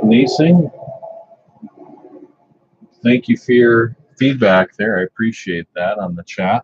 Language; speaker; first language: English; native; English